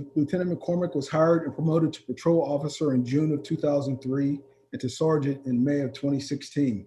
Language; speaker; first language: English; native; English